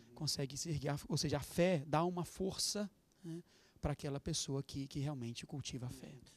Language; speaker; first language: Portuguese; native; Portuguese